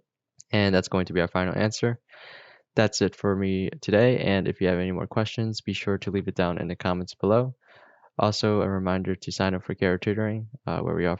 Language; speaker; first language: English; native; English